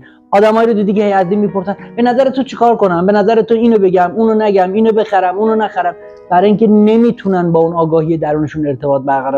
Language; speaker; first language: Persian; native; Persian